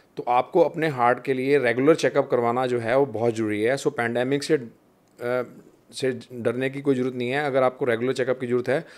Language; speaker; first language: Hindi; non-native, local second language; Punjabi